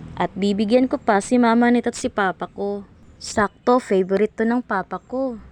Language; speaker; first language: Filipino; non-native, local second language; Cebuano